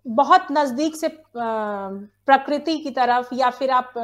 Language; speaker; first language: Hindi; native; Hindi